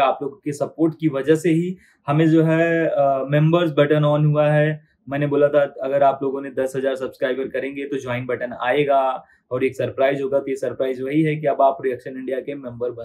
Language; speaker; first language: Hindi; native; Hindi